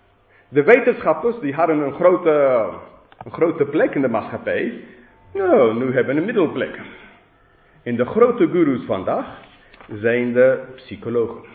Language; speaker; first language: Dutch; non-native, fluent; English